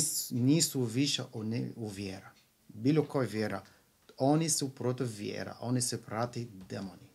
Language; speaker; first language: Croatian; non-native, learner; Arabic